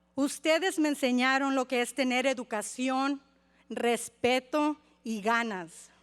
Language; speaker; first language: Spanish; early bilingual, heritage; Spanish